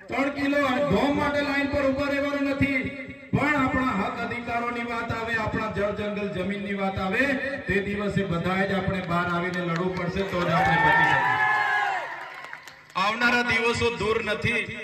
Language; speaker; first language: Gujarati; non-native, local second language; Vasavi